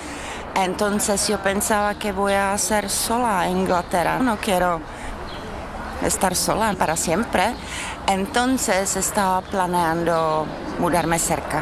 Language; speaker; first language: Spanish; non-native, learner; Czech